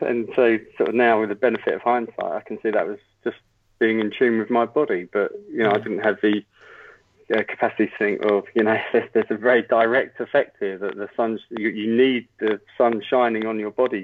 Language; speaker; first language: English; native; English